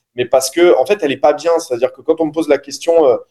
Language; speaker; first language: French; native; French